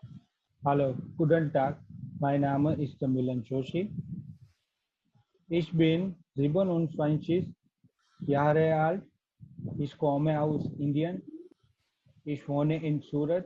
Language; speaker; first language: German; non-native, learner; Gujarati